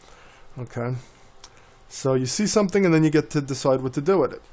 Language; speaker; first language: English; native; English